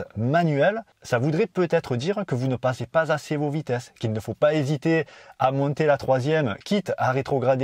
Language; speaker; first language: French; native; French